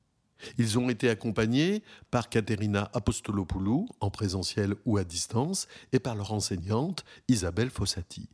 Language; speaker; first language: French; native; French